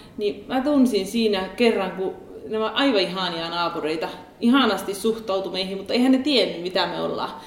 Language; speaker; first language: Finnish; early bilingual, heritage; Finnish